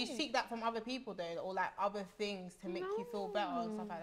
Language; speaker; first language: English; early bilingual, other home language; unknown